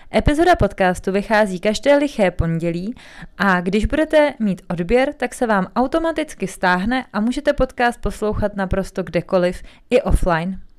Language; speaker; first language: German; non-native, fluent; Czech